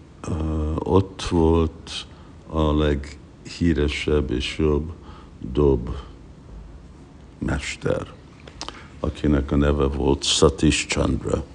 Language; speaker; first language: Hungarian; early bilingual, heritage; Hungarian